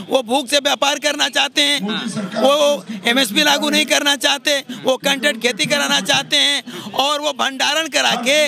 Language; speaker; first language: Hindi; native; Hindi